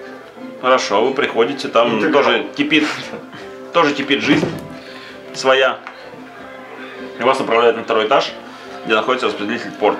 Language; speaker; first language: Russian; native; Russian